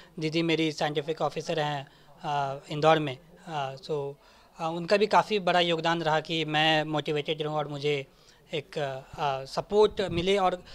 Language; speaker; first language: Hindi; native; Hindi